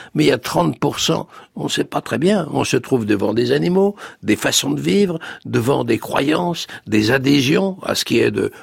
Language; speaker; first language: French; native; French